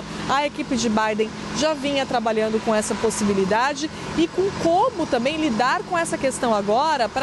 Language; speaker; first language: Portuguese; native; Portuguese